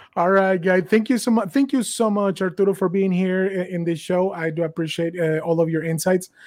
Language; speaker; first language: English; non-native, fluent; Spanish